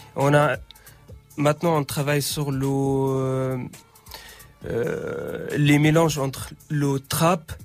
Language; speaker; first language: French; non-native, fluent; Arabic